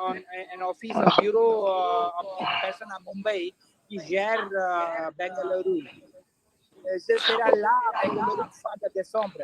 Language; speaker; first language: French; non-native, learner; Hindi